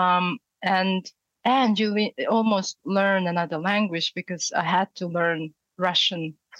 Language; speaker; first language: English; non-native, fluent; Russian